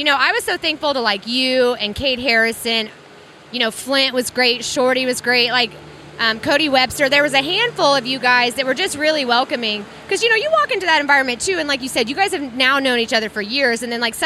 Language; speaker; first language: English; native; English